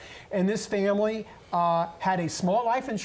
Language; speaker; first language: English; native; English